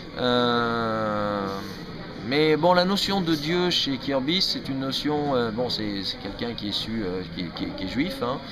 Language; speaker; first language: French; native; French